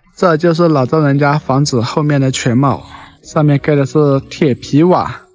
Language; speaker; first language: Chinese; native; Chinese